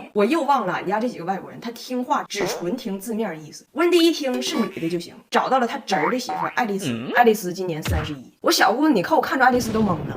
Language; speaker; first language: Chinese; native; Chinese